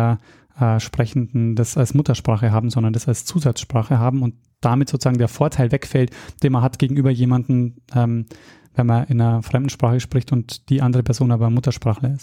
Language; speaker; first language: German; native; German